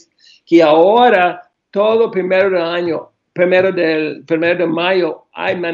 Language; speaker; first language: Spanish; non-native, fluent; English